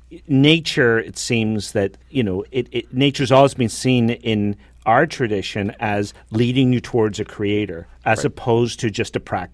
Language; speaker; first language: English; native; English